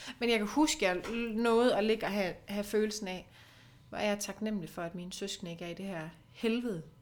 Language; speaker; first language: Danish; native; Danish